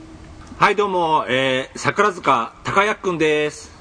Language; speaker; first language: Japanese; native; Japanese